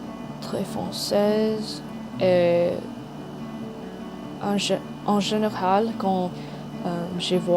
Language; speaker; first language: French; non-native, learner; English